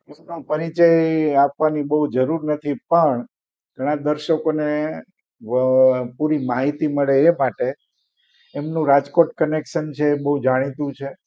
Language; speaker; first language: Gujarati; native; Gujarati